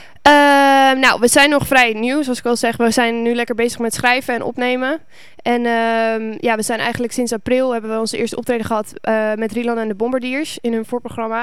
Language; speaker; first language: Dutch; native; Dutch